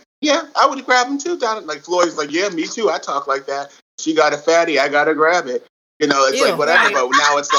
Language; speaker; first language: English; native; English